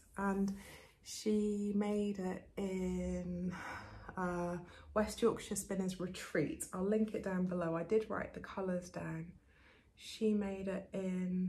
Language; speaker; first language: English; native; English